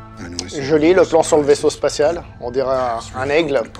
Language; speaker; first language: French; native; French